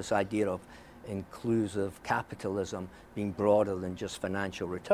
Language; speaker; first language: English; native; English